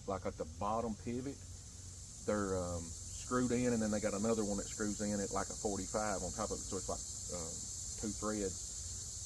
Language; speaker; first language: English; native; English